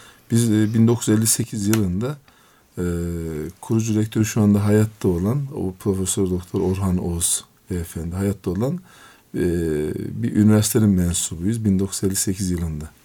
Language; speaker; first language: Turkish; native; Turkish